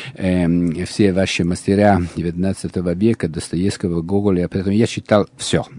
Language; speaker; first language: Russian; non-native, fluent; Italian